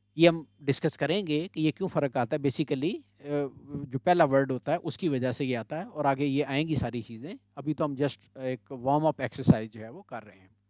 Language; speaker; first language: Urdu; native; Urdu